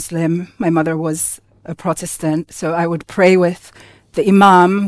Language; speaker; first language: English; non-native, local second language; Finnish